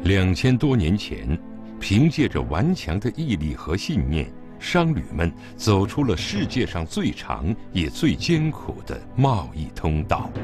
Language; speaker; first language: Chinese; native; Chinese